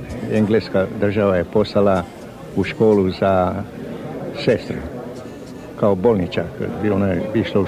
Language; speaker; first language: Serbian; early bilingual, heritage; Serbian